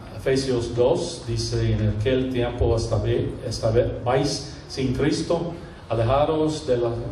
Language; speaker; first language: Spanish; non-native, fluent; English